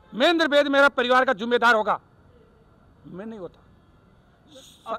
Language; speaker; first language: Hindi; native; Hindi